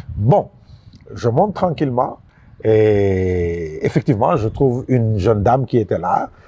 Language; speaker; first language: French; non-native, local second language; Wolof